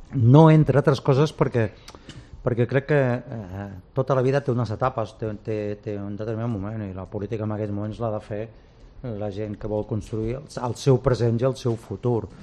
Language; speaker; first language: Catalan; native; Catalan